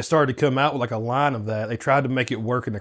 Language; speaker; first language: English; native; English